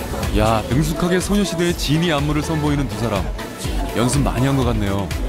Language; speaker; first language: Korean; native; Korean